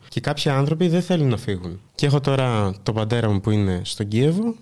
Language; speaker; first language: Greek; early bilingual, other home language; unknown